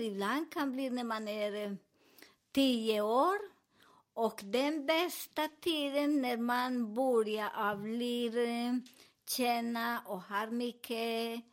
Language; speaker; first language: Swedish; non-native, fluent; Spanish